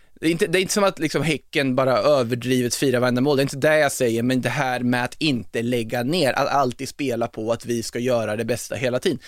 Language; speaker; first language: Swedish; native; Swedish